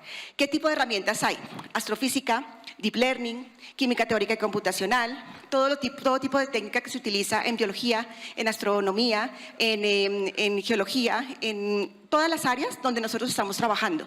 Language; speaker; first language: Spanish; native; Spanish